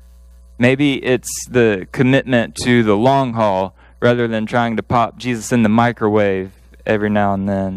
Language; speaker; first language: English; native; English